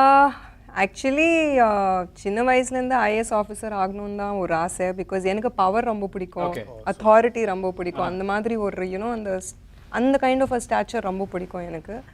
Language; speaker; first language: Tamil; non-native, local second language; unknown